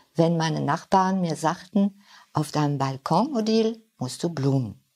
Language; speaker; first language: German; non-native, fluent; French